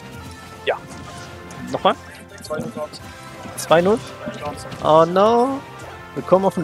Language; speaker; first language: German; native; German